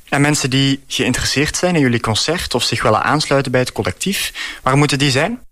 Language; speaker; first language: Dutch; native; Dutch